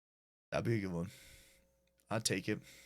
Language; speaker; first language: English; native; English